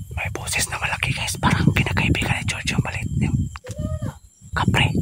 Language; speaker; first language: Filipino; non-native, local second language; Cebuano